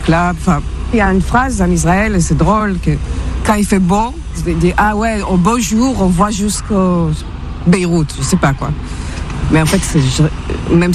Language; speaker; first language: French; non-native, fluent; Hebrew